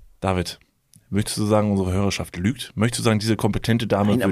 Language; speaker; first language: German; native; German